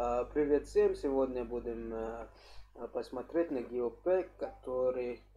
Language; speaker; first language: Russian; non-native, learner; English